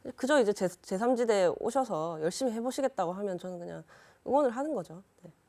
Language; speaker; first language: Korean; native; Korean